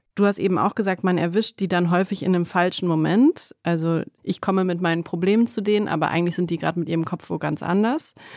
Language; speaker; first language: German; native; German